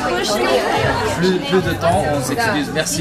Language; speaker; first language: French; non-native, fluent; Russian